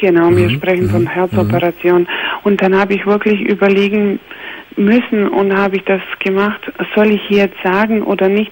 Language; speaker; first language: German; non-native, fluent; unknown